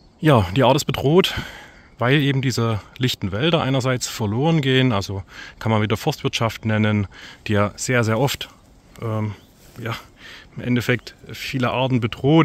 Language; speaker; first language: German; native; German